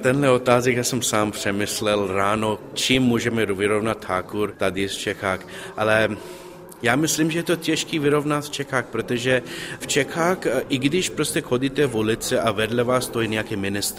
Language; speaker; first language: Czech; non-native, learner; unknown